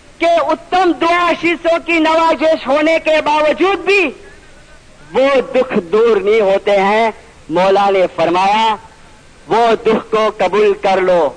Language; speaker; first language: Urdu; non-native, local second language; Gujarati